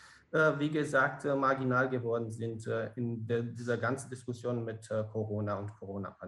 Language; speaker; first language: German; non-native, fluent; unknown